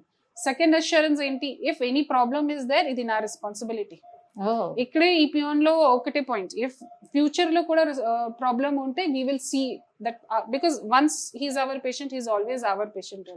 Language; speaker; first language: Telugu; non-native, fluent; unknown